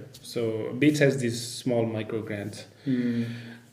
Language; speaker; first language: English; non-native, local second language; Nepali